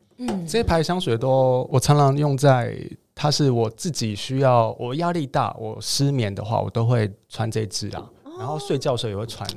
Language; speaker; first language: Chinese; native; Chinese